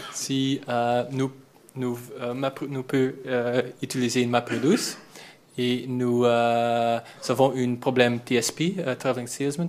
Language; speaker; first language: French; non-native, learner; Dutch